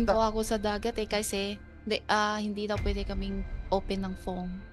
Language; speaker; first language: Filipino; early bilingual, other home language; Chinese